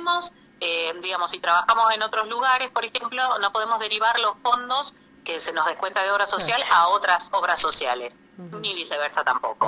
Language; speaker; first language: Spanish; native; Spanish